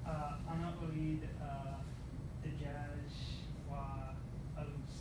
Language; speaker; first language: Arabic; non-native, learner; English